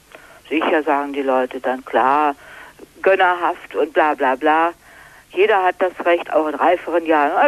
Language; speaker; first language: German; native; German